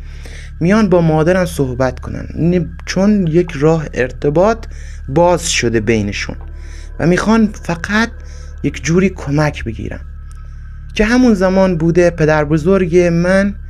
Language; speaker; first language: Persian; native; Persian